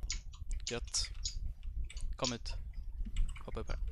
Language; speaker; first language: Swedish; native; Swedish